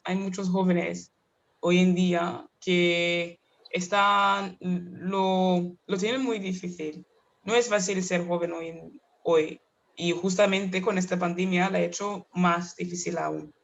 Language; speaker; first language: Spanish; non-native, fluent; Kinyarwanda